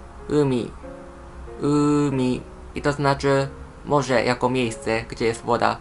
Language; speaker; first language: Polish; non-native, fluent; Japanese